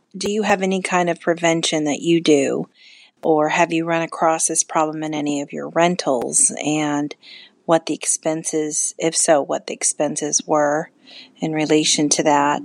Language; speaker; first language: English; native; English